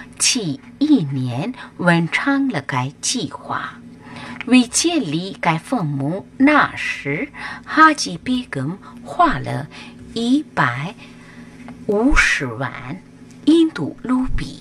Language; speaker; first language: Chinese; non-native, learner; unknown